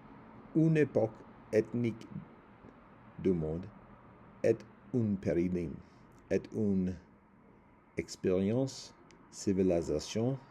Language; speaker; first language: French; non-native, learner; English